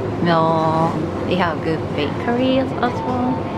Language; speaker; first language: English; non-native, fluent; Japanese